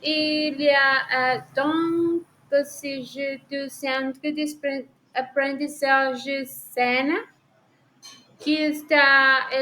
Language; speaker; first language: French; non-native, learner; Spanish